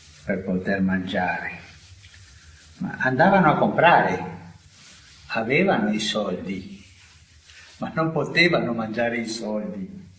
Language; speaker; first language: Italian; non-native, fluent; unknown